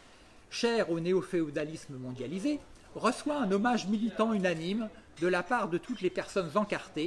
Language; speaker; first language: French; native; French